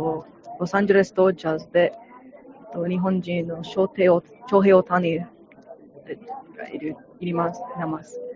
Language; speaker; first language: Japanese; non-native, learner; English